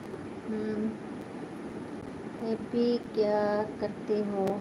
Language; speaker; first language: Hindi; non-native, learner; Bangla